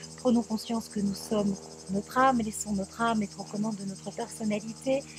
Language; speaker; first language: French; native; French